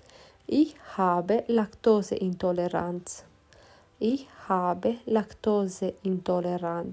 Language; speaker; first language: German; non-native, fluent; Romanian